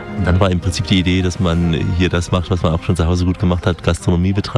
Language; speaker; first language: German; native; German